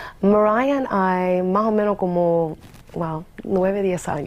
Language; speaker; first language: Spanish; early bilingual, heritage; English